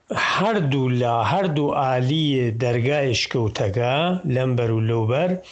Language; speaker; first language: Central Kurdish; non-native, local second language; Southern Kurdish